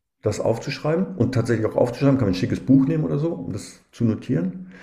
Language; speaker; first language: German; native; German